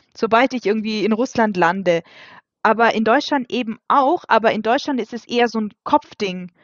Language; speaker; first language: German; early bilingual, other home language; Russian